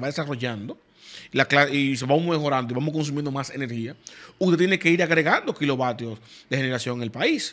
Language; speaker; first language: Spanish; native; Spanish